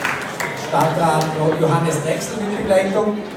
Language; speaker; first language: German; native; German